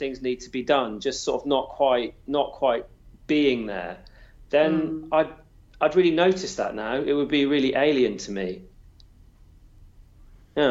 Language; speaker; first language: English; native; English